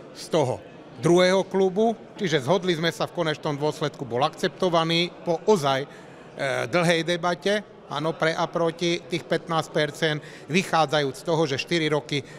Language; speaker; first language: Slovak; native; Slovak